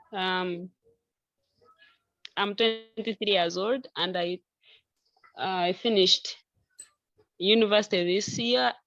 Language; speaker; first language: English; non-native, local second language; Nyankole